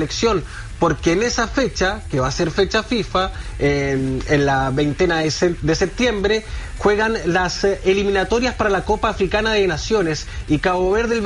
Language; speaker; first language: Spanish; native; Spanish